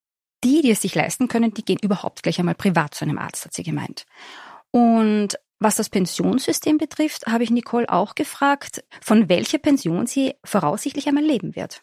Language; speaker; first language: German; native; German